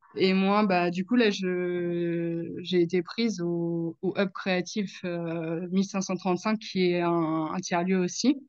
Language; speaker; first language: French; native; French